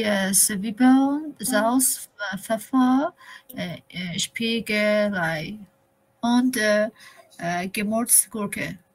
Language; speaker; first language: German; non-native, learner; Persian